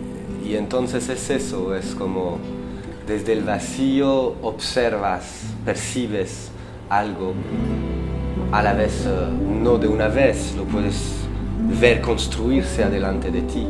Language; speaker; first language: Spanish; non-native, fluent; French